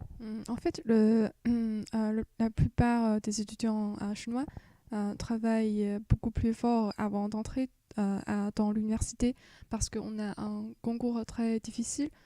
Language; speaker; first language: French; non-native, fluent; Chinese